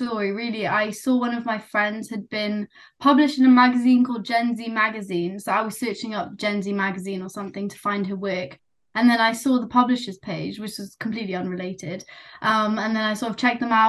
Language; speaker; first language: English; non-native, local second language; Nepali